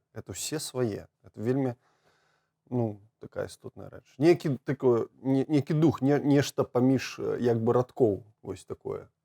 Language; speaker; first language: Belarusian; native; Belarusian